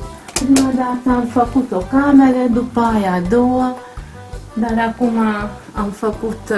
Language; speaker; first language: Romanian; non-native, local second language; Hungarian